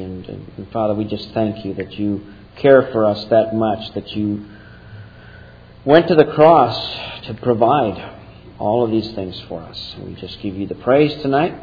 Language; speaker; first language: English; native; English